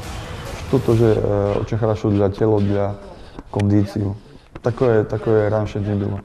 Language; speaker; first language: Russian; non-native, learner; Slovak